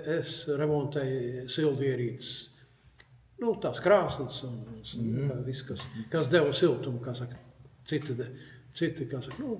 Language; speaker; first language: Latvian; native; Latvian